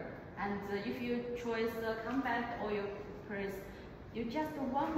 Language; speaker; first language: English; non-native, learner; Chinese